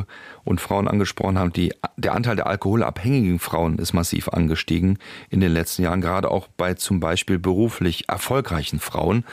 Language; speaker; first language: German; native; German